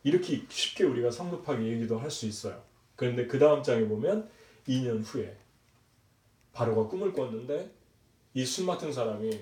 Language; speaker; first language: Korean; native; Korean